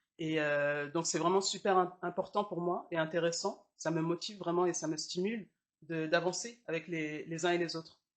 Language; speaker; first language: French; early bilingual, other home language; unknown